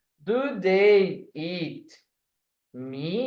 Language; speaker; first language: English; non-native, fluent; Portuguese